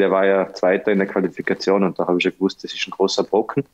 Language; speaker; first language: German; native; German